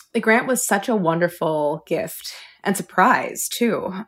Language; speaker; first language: English; native; English